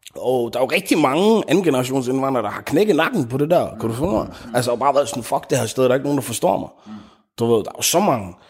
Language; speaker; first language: Danish; early bilingual, other home language; Tigrinya